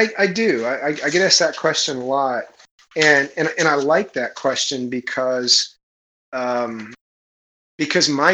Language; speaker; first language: English; native; English